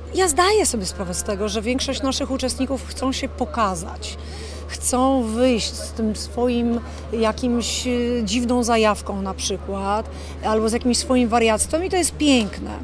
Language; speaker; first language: Polish; native; Polish